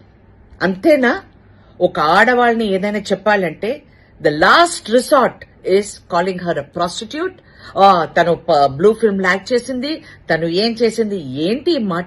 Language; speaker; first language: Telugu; non-native, fluent; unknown